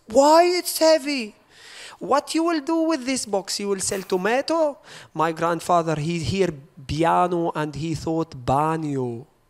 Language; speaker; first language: English; non-native, learner; Arabic